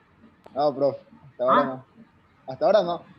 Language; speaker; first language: Spanish; native; Spanish